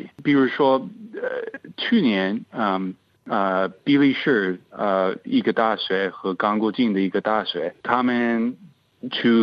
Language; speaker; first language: Chinese; non-native, fluent; English